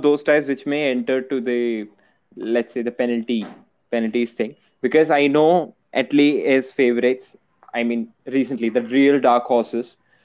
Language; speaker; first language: English; non-native, local second language; Hindi